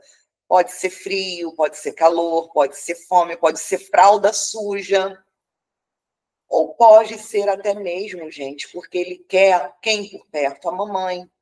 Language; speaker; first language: Portuguese; native; Portuguese